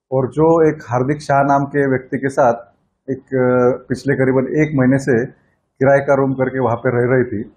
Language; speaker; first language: Hindi; non-native, local second language; Marathi